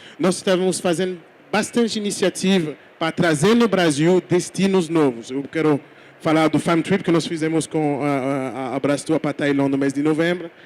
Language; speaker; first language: Portuguese; non-native, fluent; French